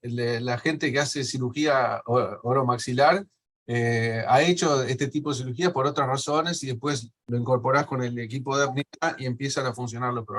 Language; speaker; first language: Spanish; native; Spanish